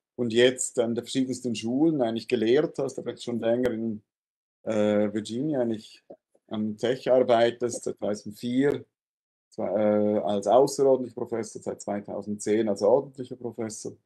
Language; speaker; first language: German; native; German